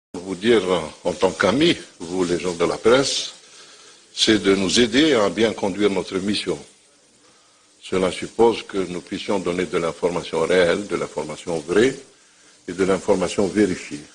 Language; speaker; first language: French; non-native, local second language; Arabic